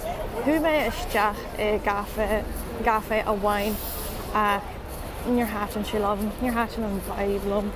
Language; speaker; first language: Irish; non-native, learner; English